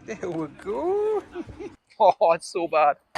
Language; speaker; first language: English; native; English